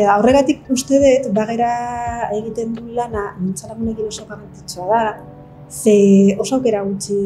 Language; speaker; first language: Basque; non-native, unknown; Spanish